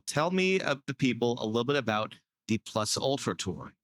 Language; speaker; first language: English; native; English